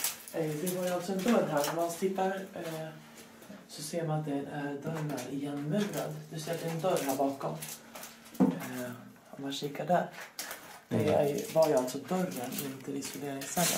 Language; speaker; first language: Swedish; native; Swedish